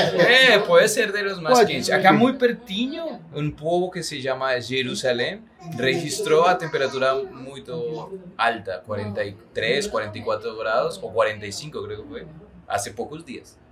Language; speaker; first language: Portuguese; non-native, learner; Spanish